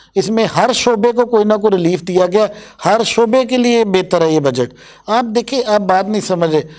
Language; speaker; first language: Urdu; non-native, local second language; Punjabi